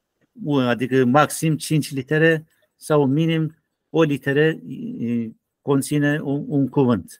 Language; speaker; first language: Romanian; non-native, learner; Turkish